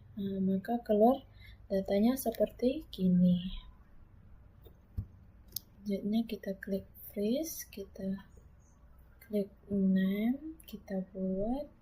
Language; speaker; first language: Indonesian; native; Indonesian